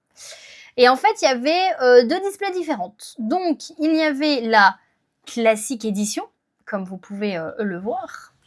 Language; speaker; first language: French; native; French